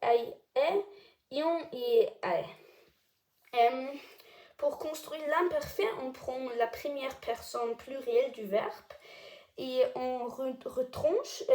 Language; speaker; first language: French; non-native, learner; German